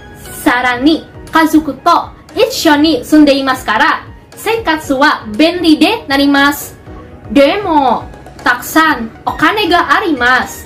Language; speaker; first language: Japanese; non-native, learner; Indonesian